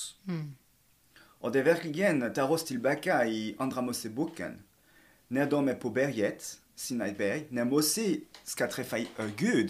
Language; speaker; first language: Swedish; non-native, fluent; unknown